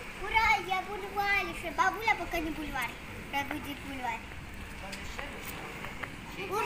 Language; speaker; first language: Russian; early bilingual, heritage; Russian